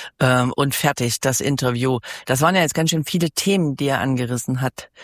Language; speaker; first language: German; native; German